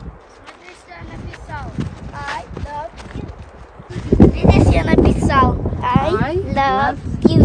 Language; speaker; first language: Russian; early bilingual, heritage; Russian